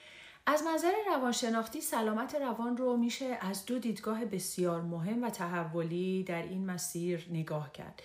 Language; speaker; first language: Persian; native; Persian